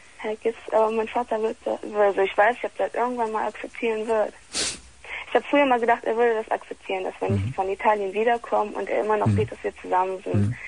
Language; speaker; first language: German; early bilingual, other home language; Italian